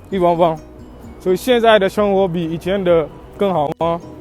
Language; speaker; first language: Chinese; non-native, learner; English